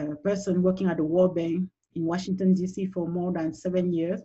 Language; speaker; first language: English; non-native, local second language; French